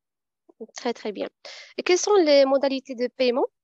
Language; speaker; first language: French; non-native, fluent; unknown